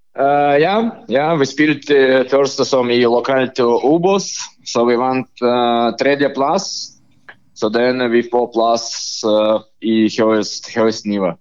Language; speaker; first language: Norwegian; non-native, learner; Lithuanian